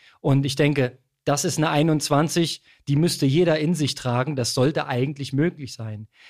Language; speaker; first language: German; native; German